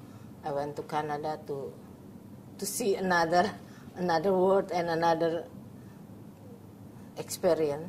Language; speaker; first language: English; non-native, learner; Indonesian